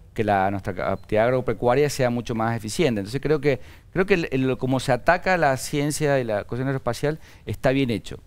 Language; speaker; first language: Spanish; native; Spanish